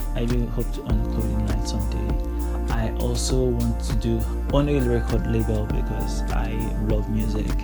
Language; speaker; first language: English; non-native, local second language; Yoruba